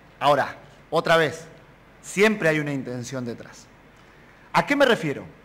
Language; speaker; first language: Spanish; native; Spanish